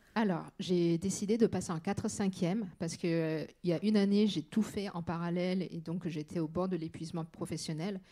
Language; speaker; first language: French; native; French